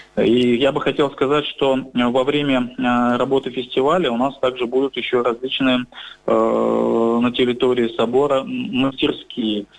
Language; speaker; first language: Russian; native; Russian